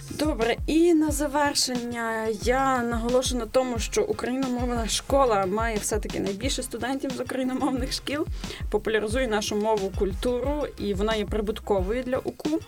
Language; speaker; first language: Ukrainian; native; Ukrainian